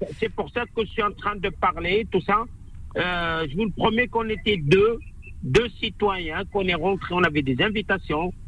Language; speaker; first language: French; non-native, local second language; Arabic